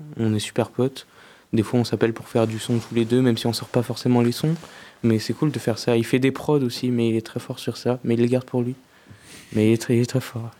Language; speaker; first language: French; native; French